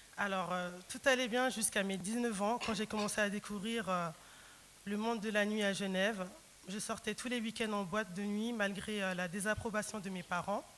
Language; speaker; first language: French; early bilingual, other home language; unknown